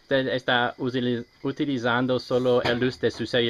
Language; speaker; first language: Spanish; non-native, learner; English